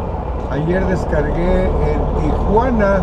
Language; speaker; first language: Spanish; native; Spanish